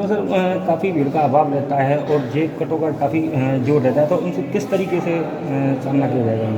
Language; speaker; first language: Hindi; native; Hindi